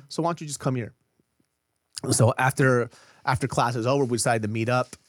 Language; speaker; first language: English; early bilingual, other home language; Korean